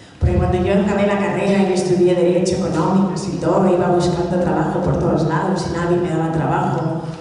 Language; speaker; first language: Spanish; early bilingual, other home language; Catalan